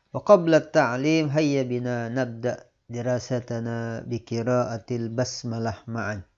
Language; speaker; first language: Arabic; non-native, fluent; Indonesian